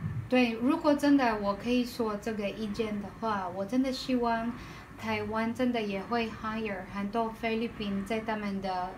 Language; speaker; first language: Chinese; non-native, learner; Filipino